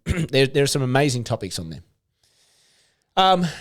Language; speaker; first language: English; native; English